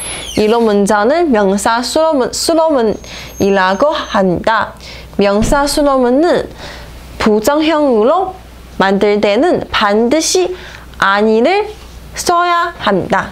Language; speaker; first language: Korean; non-native, fluent; Chinese